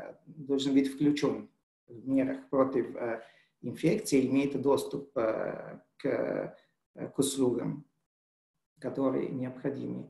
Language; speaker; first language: Russian; non-native, fluent; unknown